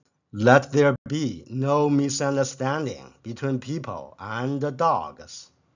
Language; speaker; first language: English; non-native, fluent; Chinese